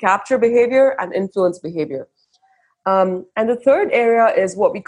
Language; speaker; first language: English; non-native, local second language; Hindi